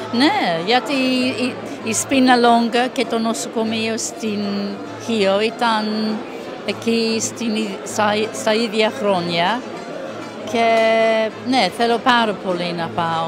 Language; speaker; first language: Greek; non-native, learner; English